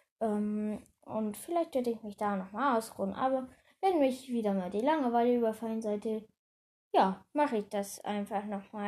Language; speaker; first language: German; native; German